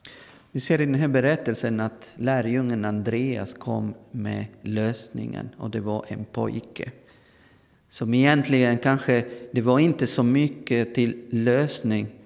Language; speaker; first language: Swedish; non-native, fluent; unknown